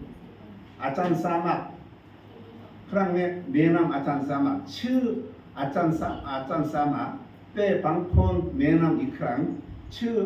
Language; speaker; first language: Thai; non-native, learner; Korean